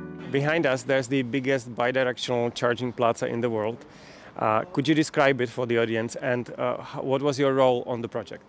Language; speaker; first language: English; non-native, fluent; Czech